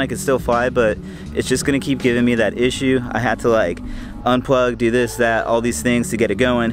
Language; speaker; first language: English; native; English